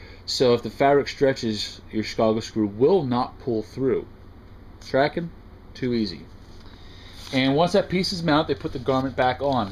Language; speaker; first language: English; native; English